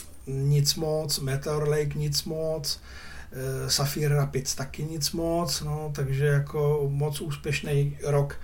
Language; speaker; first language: Czech; native; Czech